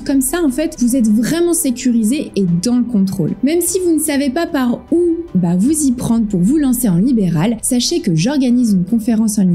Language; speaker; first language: French; native; French